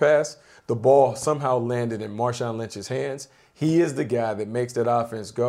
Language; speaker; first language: English; native; English